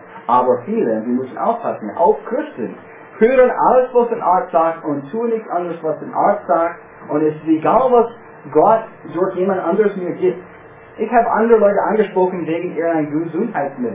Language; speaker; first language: German; non-native, fluent; English